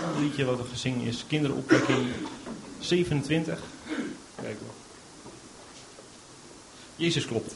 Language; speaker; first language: Dutch; native; Dutch